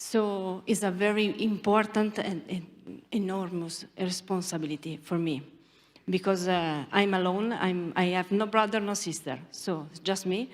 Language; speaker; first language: English; non-native, learner; Italian